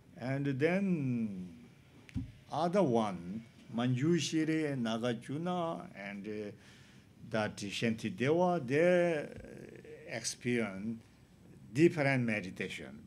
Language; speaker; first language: English; non-native, learner; Tibetan